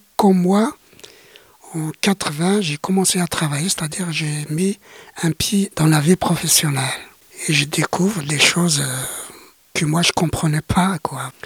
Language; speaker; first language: French; non-native, local second language; Kabyle